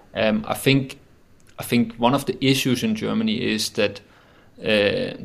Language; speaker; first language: English; non-native, fluent; Danish